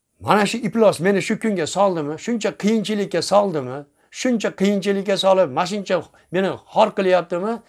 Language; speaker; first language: Uzbek; native; Uzbek